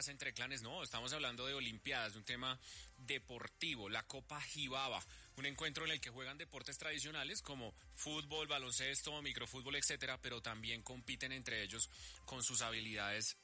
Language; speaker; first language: Spanish; native; Spanish